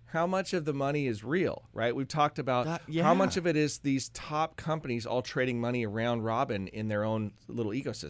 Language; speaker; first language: English; native; English